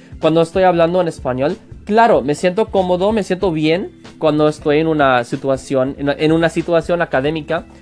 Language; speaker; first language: Spanish; non-native, fluent; English